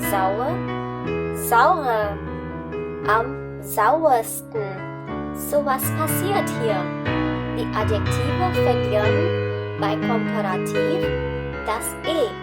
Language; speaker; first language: German; non-native, fluent; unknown